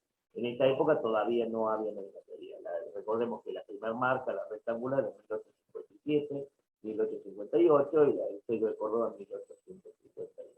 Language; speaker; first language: Spanish; native; Spanish